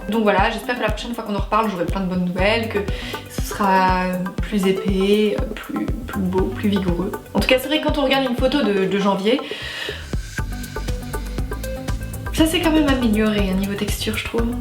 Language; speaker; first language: French; native; French